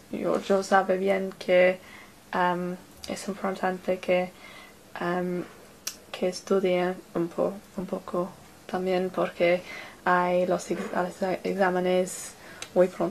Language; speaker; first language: Spanish; non-native, learner; English